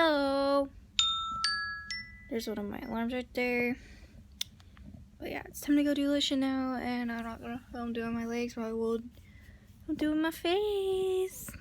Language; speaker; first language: English; native; English